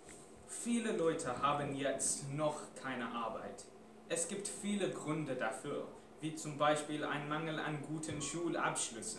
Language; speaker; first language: German; non-native, fluent; English